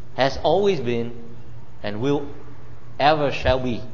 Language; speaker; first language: English; non-native, fluent; Vietnamese